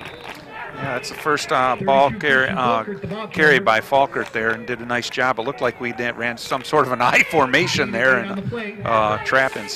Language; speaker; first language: English; native; English